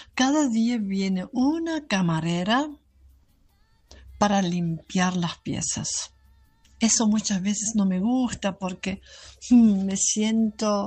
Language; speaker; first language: Spanish; non-native, fluent; German